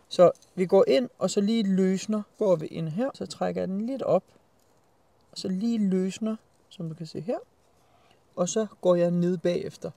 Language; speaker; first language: Danish; native; Danish